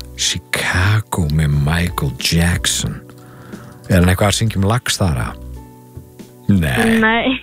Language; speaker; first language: Icelandic; native; Icelandic